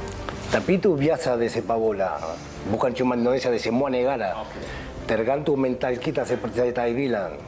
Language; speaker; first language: Indonesian; non-native, fluent; Spanish